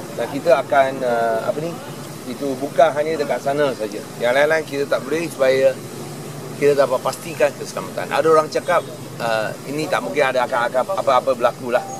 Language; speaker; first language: Malay; non-native, local second language; Min Nan Chinese